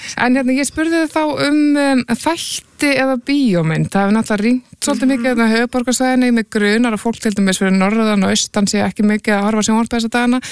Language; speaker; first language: Icelandic; native; Icelandic